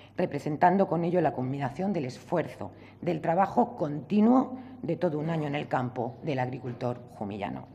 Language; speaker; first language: Spanish; native; Spanish